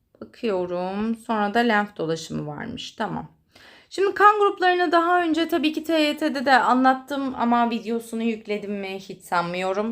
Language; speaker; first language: Turkish; native; Turkish